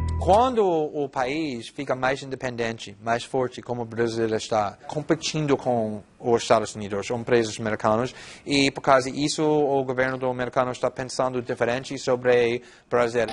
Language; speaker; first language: Portuguese; non-native, fluent; English